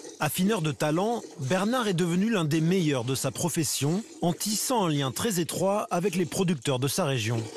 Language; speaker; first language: French; native; French